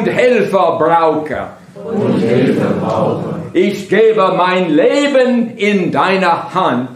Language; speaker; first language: German; non-native, learner; English